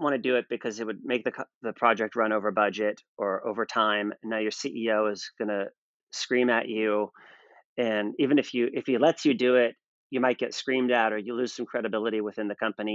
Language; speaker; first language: English; native; English